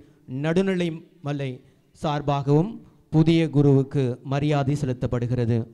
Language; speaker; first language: Tamil; native; Tamil